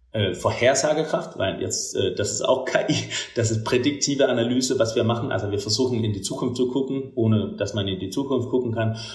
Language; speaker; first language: German; non-native, fluent; Danish